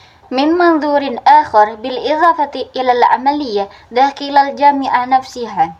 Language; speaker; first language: Arabic; non-native, fluent; Indonesian